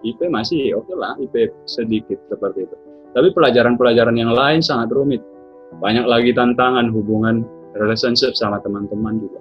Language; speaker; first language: Indonesian; native; Indonesian